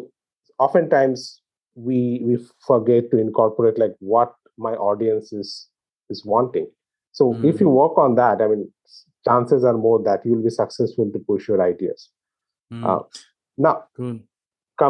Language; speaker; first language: English; non-native, local second language; Bangla